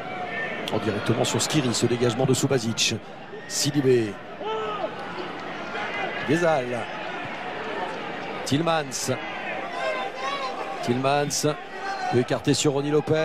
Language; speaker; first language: French; native; French